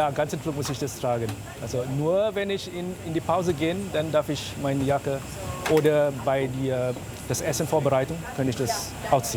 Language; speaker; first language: German; non-native, fluent; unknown